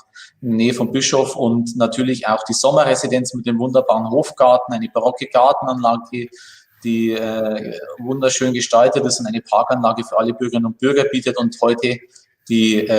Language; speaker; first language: German; native; German